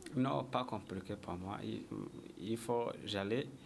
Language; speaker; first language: French; non-native, learner; Kinyarwanda